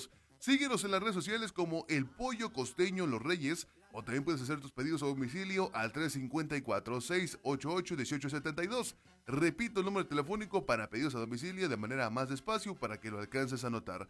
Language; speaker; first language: Spanish; native; Spanish